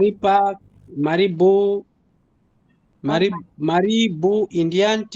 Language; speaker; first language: Indonesian; non-native, learner; Nyanja